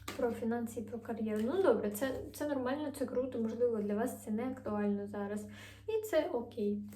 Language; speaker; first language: Ukrainian; non-native, local second language; Russian